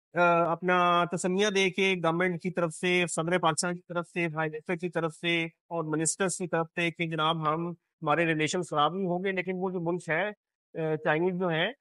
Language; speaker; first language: Urdu; non-native, local second language; Punjabi